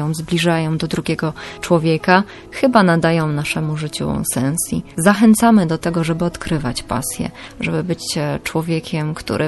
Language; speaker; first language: Polish; native; Polish